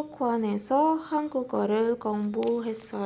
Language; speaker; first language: Korean; non-native, fluent; Indonesian